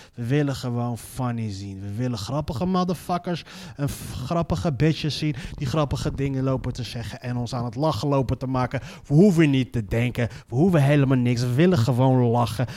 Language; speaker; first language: Dutch; native; Dutch